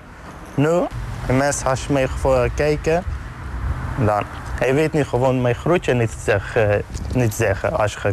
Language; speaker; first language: Dutch; non-native, learner; Arabic